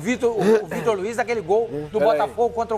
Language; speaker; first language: Portuguese; native; Portuguese